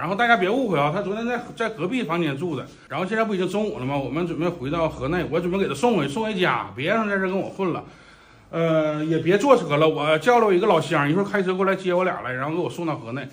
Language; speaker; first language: Chinese; native; Chinese